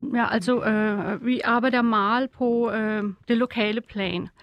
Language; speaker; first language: Danish; non-native, fluent; German